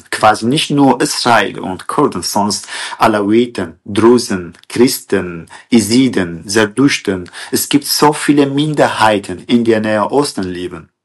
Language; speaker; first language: German; non-native, fluent; Kurdish